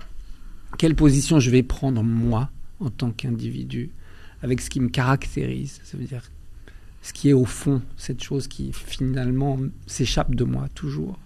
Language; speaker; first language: French; early bilingual, other home language; Albanian